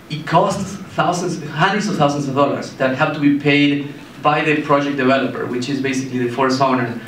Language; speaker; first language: English; non-native, fluent; Spanish